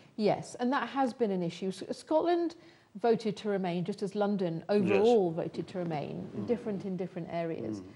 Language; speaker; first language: English; native; English